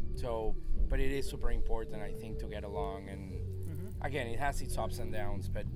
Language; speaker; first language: English; non-native, fluent; Spanish